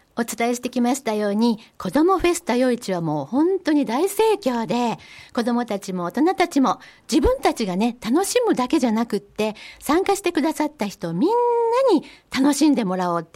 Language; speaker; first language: Japanese; native; Japanese